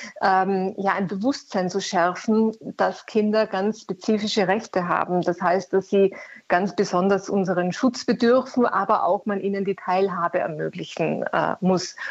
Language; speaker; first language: German; native; German